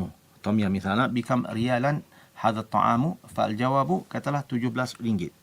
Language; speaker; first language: Arabic; non-native, fluent; Malay